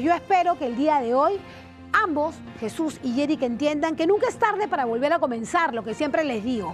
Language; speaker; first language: Spanish; native; Spanish